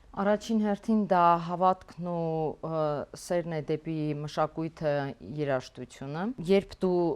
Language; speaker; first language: Armenian; native; Armenian